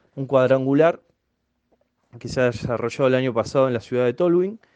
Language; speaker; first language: Spanish; native; Spanish